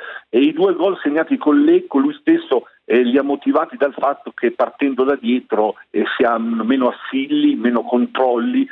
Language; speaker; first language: Italian; native; Italian